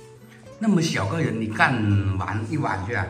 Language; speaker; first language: Chinese; native; Chinese